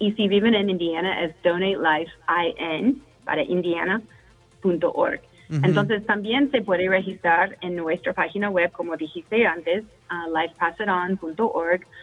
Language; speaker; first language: Spanish; non-native, fluent; English